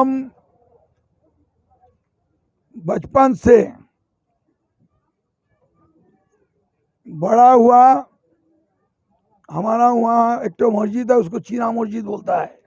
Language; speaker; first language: Hindi; non-native, local second language; Bangla